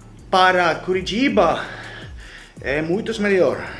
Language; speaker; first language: Portuguese; non-native, learner; Finnish